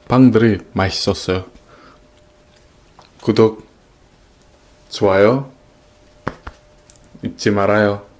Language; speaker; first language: Korean; non-native, fluent; Uzbek